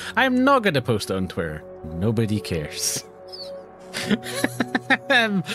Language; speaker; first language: English; native; English